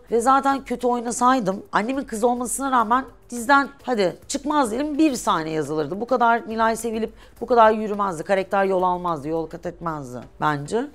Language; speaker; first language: Turkish; native; Turkish